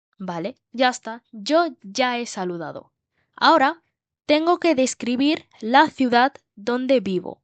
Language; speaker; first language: Spanish; non-native, learner; Bangla